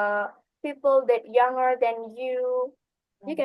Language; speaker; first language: English; non-native, learner; Indonesian